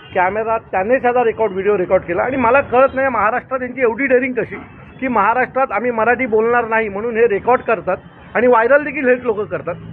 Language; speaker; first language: Marathi; native; Marathi